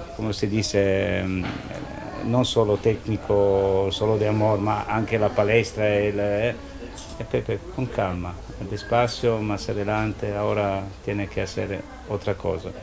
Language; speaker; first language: Spanish; non-native, learner; Italian